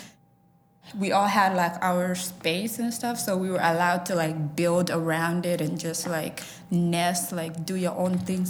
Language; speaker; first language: English; early bilingual, other home language; Somali